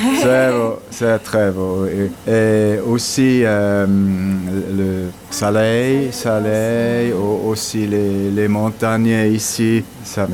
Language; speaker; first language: French; non-native, local second language; German